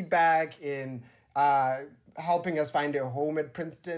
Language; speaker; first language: English; non-native, local second language; Shona